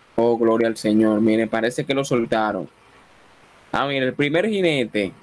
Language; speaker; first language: Spanish; native; Spanish